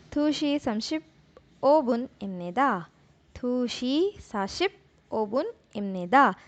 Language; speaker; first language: Korean; non-native, learner; Urdu